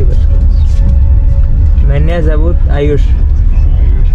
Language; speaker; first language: Russian; non-native, learner; Hindi